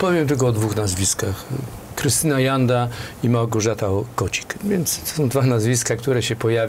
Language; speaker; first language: Polish; native; Polish